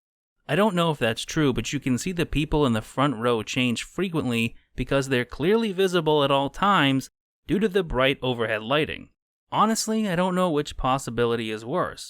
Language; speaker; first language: English; native; English